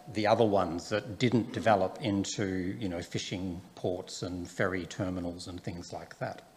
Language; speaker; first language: English; native; English